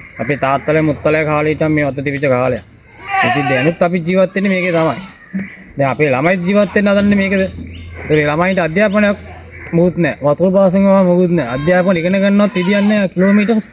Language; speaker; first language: Sinhala; non-native, local second language; Tamil